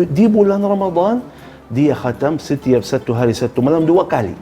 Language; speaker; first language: Indonesian; non-native, fluent; Arabic